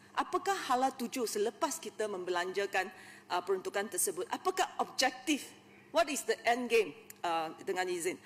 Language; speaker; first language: Malay; non-native, local second language; Chinese